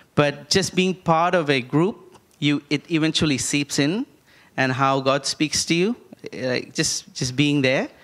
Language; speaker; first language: English; non-native, local second language; Malayalam